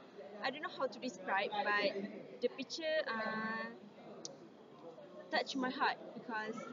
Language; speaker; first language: English; non-native, learner; Malay